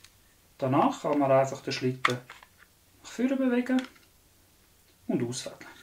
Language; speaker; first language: German; non-native, local second language; Swiss German